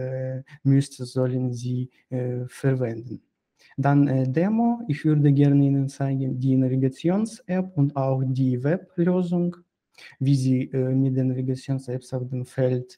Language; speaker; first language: German; non-native, fluent; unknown